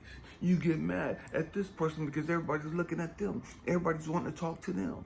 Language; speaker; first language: English; native; English